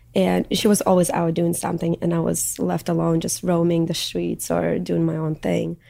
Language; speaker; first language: English; early bilingual, other home language; Russian